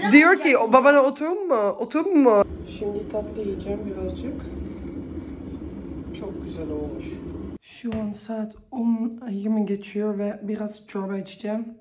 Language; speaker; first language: Turkish; early bilingual, heritage; Turkish